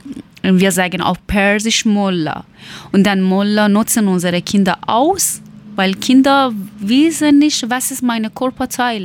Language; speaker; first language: German; non-native, learner; Persian